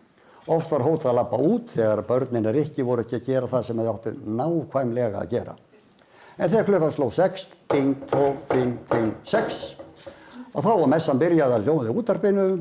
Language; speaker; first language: Icelandic; native; Icelandic